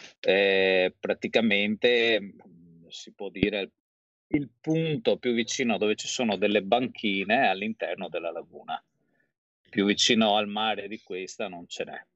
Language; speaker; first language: Italian; native; Italian